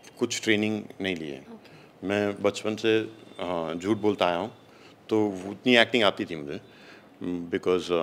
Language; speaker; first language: Hindi; native; Hindi